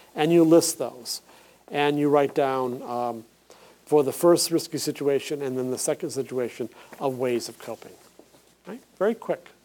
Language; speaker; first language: English; native; English